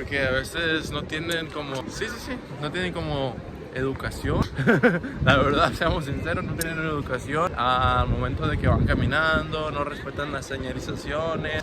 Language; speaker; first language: Spanish; native; Spanish